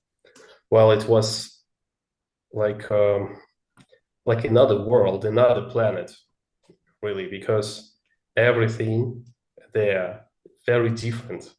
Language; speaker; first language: English; non-native, learner; Russian